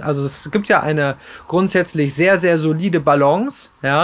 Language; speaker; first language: German; native; German